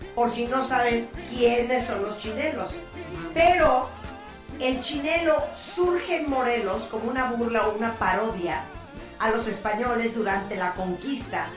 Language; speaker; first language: Spanish; native; Spanish